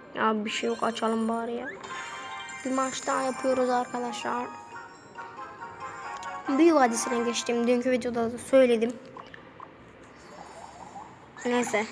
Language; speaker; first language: Turkish; native; Turkish